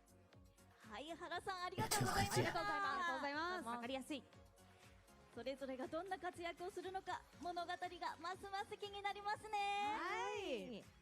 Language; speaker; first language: Japanese; native; Japanese